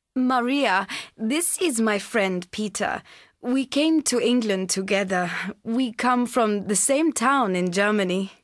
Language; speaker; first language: English; non-native, fluent; Spanish